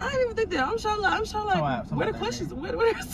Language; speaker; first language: English; native; English